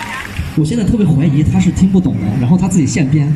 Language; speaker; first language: Chinese; native; Chinese